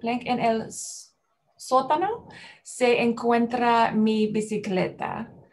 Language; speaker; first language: Spanish; non-native, learner; English